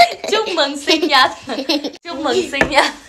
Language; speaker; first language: Vietnamese; native; Vietnamese